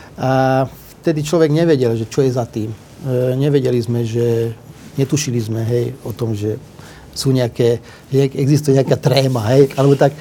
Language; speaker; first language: Slovak; non-native, local second language; Hungarian